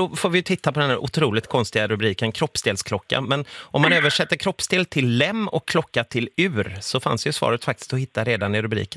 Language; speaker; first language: Swedish; native; Swedish